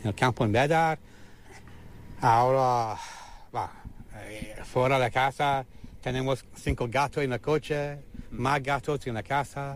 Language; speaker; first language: Spanish; non-native, learner; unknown